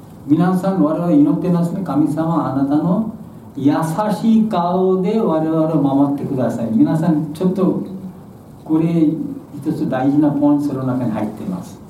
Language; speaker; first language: Japanese; non-native, learner; Bangla